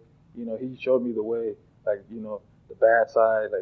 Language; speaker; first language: English; non-native, local second language; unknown